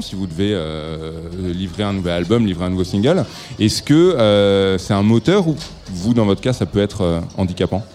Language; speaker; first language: French; native; French